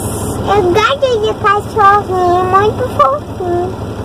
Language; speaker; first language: Portuguese; native; Portuguese